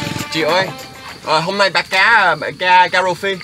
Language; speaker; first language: Vietnamese; non-native, learner; English